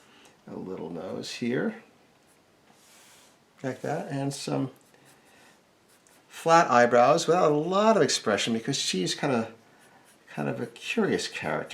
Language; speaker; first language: English; native; English